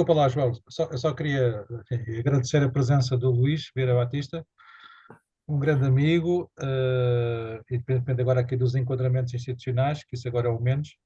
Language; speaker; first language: Portuguese; native; Portuguese